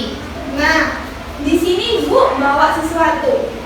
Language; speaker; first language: Indonesian; native; Indonesian